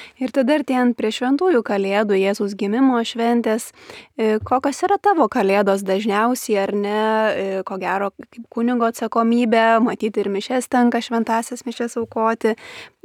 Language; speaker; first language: Lithuanian; native; Lithuanian